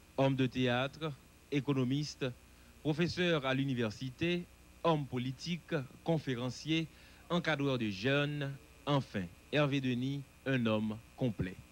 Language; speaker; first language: French; non-native, local second language; Haitian Creole